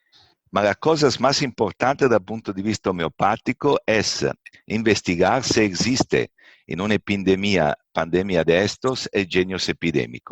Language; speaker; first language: Spanish; non-native, fluent; Italian